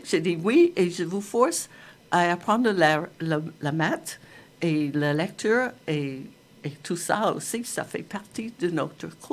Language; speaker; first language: French; non-native, fluent; English